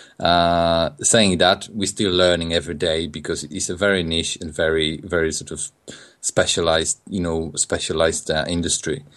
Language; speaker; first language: English; non-native, fluent; Polish